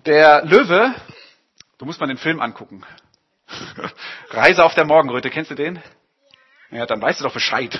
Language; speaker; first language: German; native; German